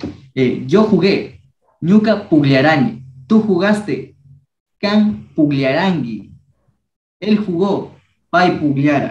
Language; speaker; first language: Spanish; non-native, local second language; Quechua